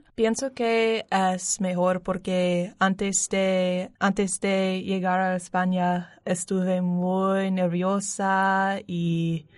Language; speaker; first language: Spanish; non-native, learner; English